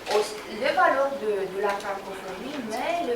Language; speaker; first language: French; non-native, fluent; Romanian